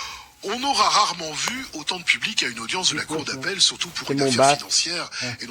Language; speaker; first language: French; native; French